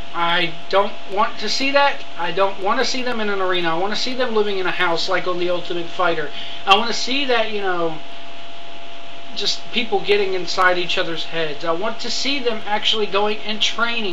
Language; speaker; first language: English; native; English